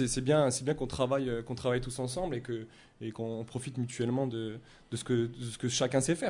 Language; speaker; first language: French; native; French